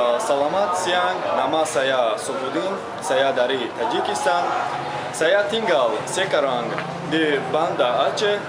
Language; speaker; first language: Indonesian; non-native, learner; Tajik